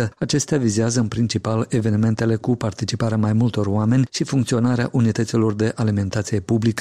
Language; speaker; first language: Romanian; native; Romanian